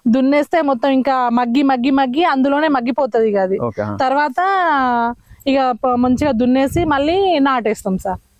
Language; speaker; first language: Telugu; native; Telugu